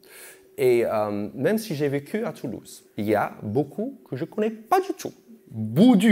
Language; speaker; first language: French; non-native, fluent; English